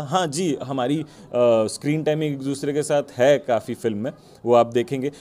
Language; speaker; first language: Hindi; non-native, local second language; Odia